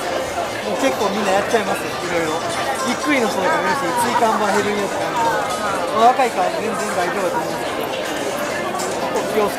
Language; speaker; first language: Japanese; native; Japanese